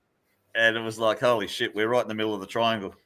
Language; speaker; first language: English; native; English